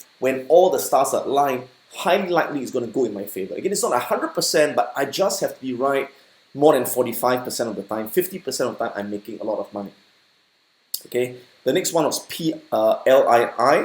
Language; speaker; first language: English; native; English